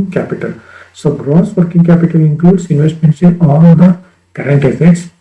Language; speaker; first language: English; non-native, local second language; Kannada